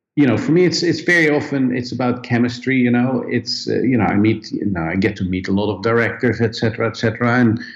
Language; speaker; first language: English; non-native, fluent; Dutch